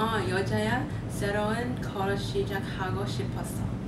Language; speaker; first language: Korean; non-native, learner; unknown